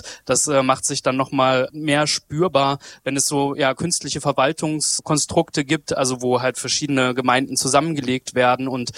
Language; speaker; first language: German; native; German